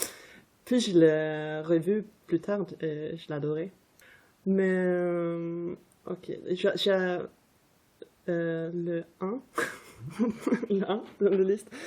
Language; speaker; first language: French; non-native, fluent; Swedish